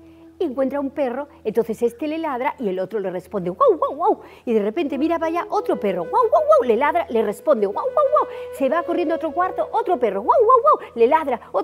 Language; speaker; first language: Spanish; native; Spanish